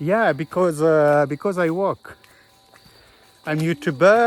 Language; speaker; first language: English; non-native, learner; French